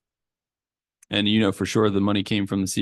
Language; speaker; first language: English; native; English